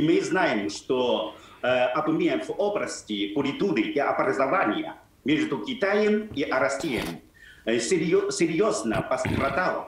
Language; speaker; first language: Russian; non-native, fluent; Chinese